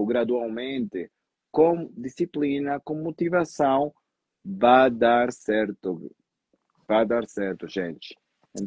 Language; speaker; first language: Portuguese; non-native, fluent; Spanish